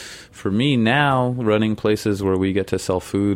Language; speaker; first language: English; native; English